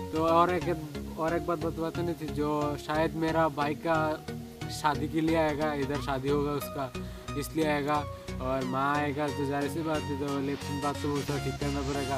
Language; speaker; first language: Hindi; non-native, local second language; Bangla